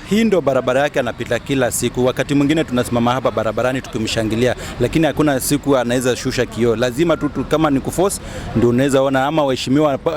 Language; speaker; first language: Swahili; non-native, local second language; Luyia